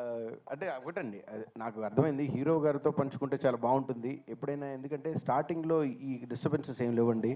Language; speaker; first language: Telugu; native; Telugu